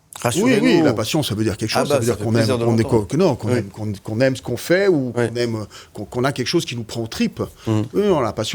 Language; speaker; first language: French; native; French